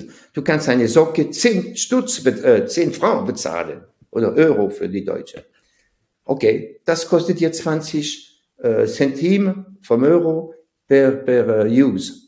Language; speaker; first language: German; non-native, fluent; French